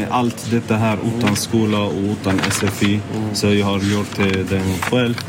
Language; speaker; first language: Swedish; non-native, learner; Arabic